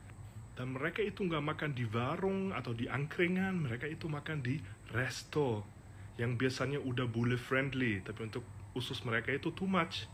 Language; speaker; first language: Indonesian; non-native, fluent; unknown